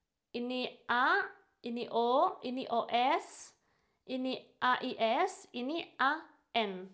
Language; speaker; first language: Indonesian; non-native, fluent; Spanish